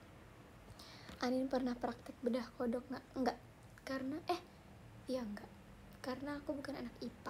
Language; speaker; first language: Indonesian; native; Indonesian